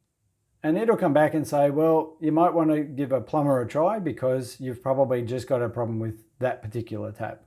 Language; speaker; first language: English; native; English